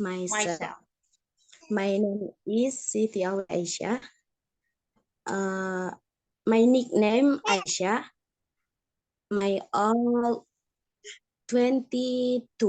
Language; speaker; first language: English; non-native, learner; Indonesian